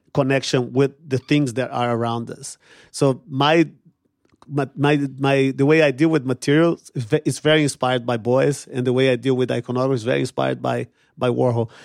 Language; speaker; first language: English; non-native, fluent; Portuguese